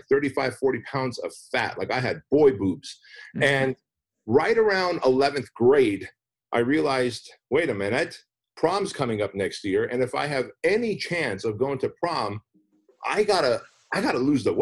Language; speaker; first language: English; early bilingual, other home language; Armenian